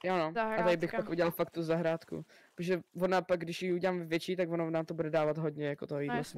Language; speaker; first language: Czech; native; Czech